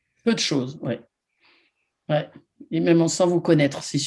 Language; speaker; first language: French; native; French